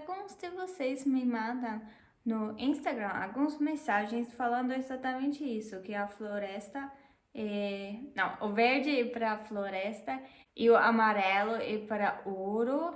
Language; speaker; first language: Portuguese; non-native, fluent; German